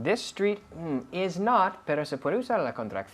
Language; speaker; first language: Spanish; non-native, fluent; English